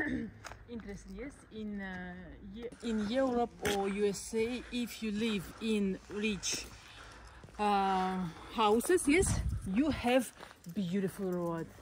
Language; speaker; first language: English; non-native, learner; Russian